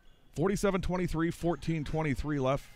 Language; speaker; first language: English; native; English